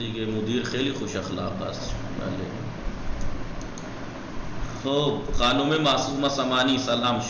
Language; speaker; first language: Persian; non-native, fluent; Urdu